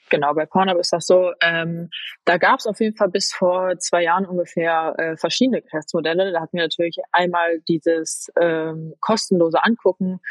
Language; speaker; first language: German; native; German